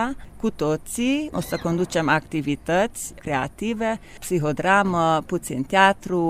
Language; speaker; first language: Romanian; non-native, local second language; Hungarian